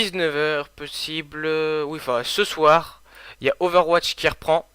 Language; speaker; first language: French; native; French